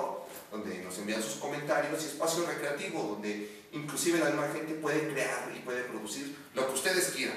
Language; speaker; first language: Spanish; native; Spanish